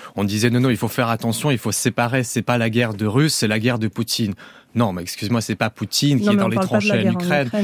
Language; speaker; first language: French; non-native, fluent; Russian